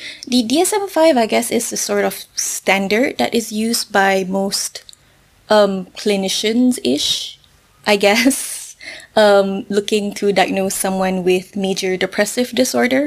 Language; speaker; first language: English; non-native, local second language; Malay